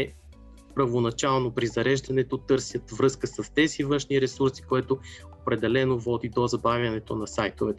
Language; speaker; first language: Bulgarian; native; Bulgarian